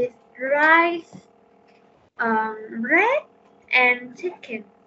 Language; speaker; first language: English; non-native, learner; Vietnamese